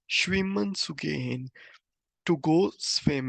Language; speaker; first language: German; non-native, fluent; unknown